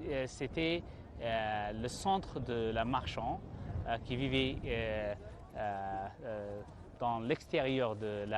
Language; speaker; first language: French; non-native, learner; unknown